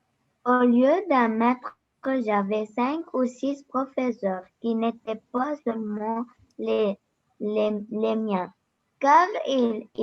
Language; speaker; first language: French; non-native, learner; Arabic